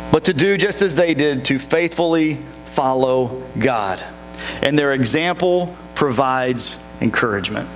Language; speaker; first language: English; native; English